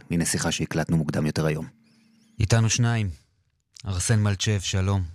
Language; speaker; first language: Hebrew; native; Hebrew